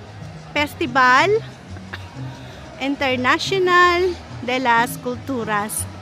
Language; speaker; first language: Spanish; non-native, learner; Filipino